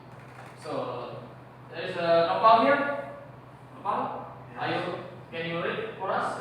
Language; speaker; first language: English; non-native, learner; Indonesian